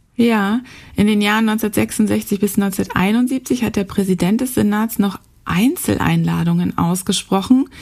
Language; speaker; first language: German; native; German